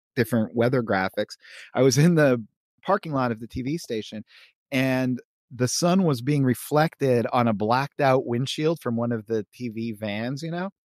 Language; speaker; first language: English; native; English